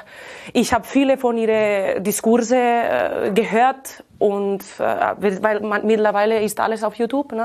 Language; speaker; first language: German; non-native, fluent; Catalan